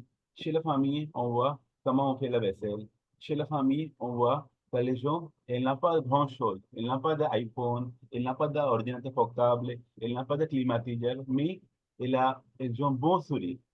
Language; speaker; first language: French; non-native, learner; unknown